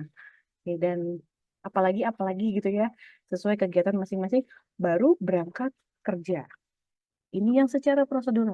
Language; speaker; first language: Indonesian; native; Indonesian